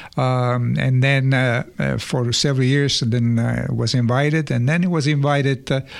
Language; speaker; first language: English; non-native, fluent; Italian